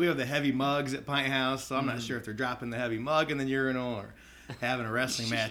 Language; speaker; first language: English; native; English